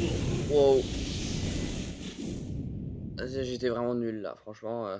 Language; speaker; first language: French; native; French